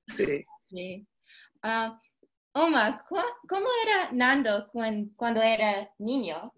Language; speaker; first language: Spanish; early bilingual, heritage; Spanish